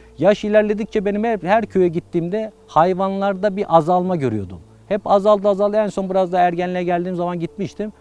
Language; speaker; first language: Turkish; early bilingual, heritage; Turkish